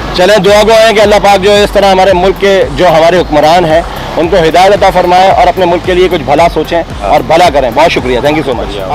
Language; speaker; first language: Urdu; native; Urdu